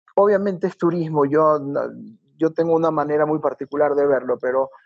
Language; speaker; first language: Spanish; native; Spanish